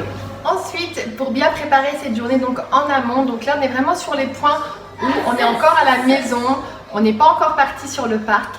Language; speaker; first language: French; native; French